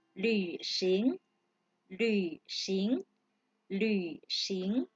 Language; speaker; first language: Chinese; non-native, fluent; Thai